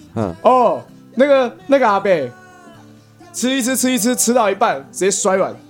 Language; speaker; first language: Chinese; native; Chinese